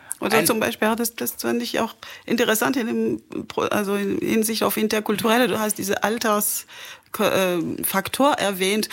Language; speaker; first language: German; non-native, fluent; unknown